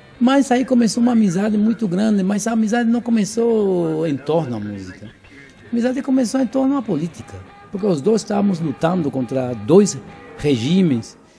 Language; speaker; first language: Portuguese; non-native, fluent; Spanish